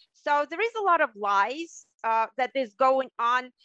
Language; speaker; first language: English; non-native, fluent; Russian